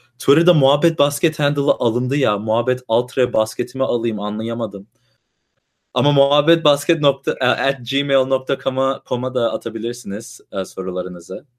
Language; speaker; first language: Turkish; native; Turkish